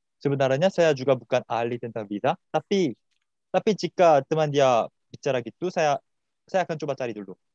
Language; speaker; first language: Indonesian; non-native, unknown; Korean